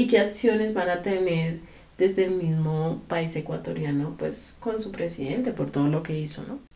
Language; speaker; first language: Spanish; native; Spanish